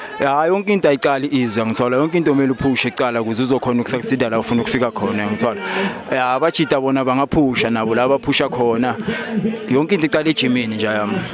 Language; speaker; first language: Zulu; native; Zulu